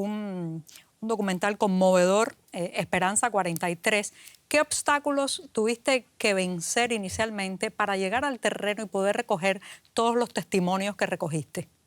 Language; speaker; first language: Spanish; native; Spanish